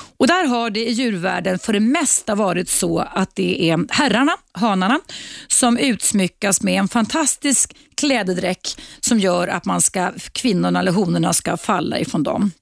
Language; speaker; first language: Swedish; native; Swedish